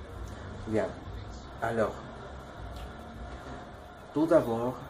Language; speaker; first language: French; non-native, learner; Spanish